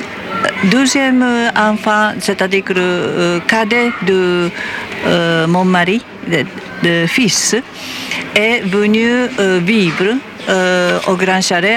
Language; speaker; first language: French; non-native, fluent; Japanese